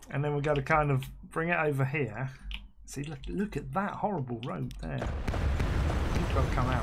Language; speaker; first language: English; native; English